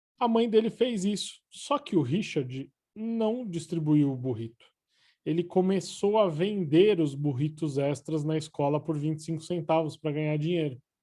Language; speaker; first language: Portuguese; native; Portuguese